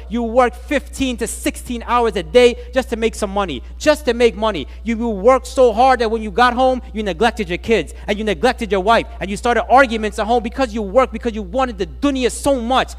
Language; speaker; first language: English; native; English